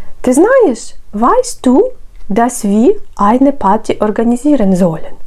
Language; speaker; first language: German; non-native, fluent; Ukrainian